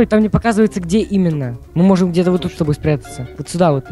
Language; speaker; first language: Russian; native; Russian